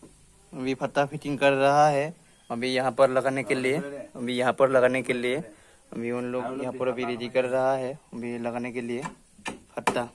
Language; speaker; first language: Hindi; non-native, local second language; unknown